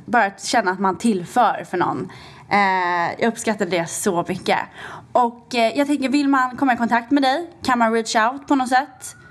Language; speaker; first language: Swedish; native; Swedish